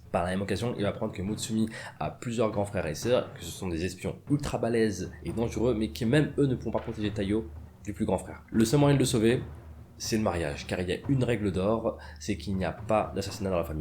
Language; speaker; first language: French; native; French